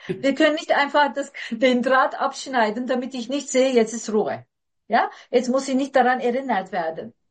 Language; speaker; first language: German; non-native, fluent; Turkish